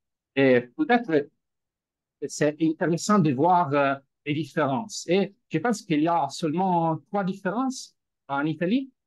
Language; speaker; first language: French; non-native, fluent; Italian